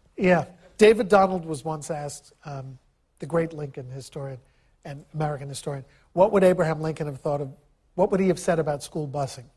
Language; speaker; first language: English; early bilingual, other home language; Ukrainian